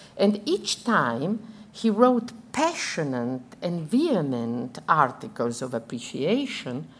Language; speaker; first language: English; non-native, fluent; Italian